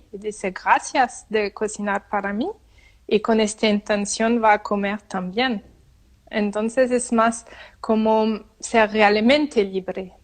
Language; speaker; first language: Spanish; non-native, learner; French